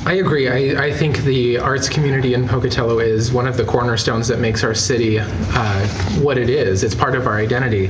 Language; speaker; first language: English; native; English